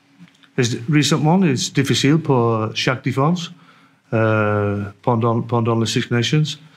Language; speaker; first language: French; non-native, learner; English